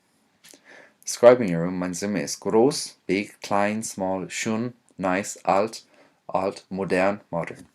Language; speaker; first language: German; non-native, fluent; English